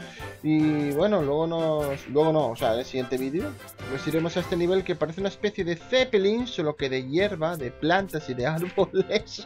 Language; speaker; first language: Spanish; native; Spanish